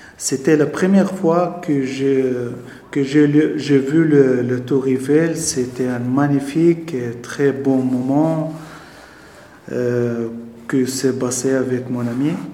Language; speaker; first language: French; non-native, learner; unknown